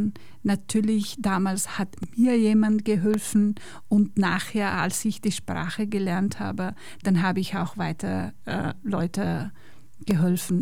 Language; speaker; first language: German; non-native, fluent; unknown